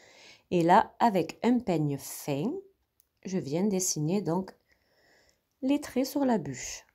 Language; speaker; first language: French; native; French